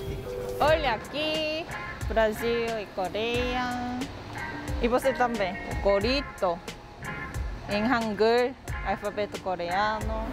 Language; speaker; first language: Portuguese; non-native, fluent; Korean